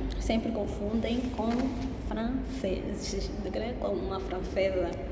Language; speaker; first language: Portuguese; native; Portuguese